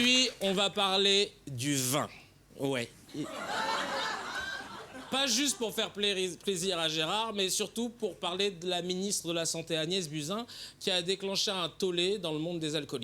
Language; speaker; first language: French; native; French